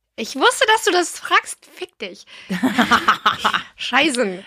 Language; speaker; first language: German; non-native, fluent; English